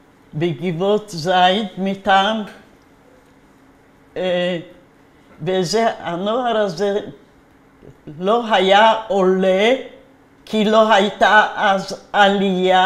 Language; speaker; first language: Hebrew; non-native, fluent; Polish